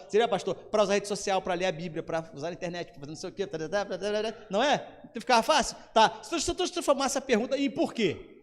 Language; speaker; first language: Portuguese; native; Portuguese